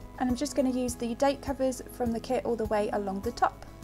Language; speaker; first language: English; native; English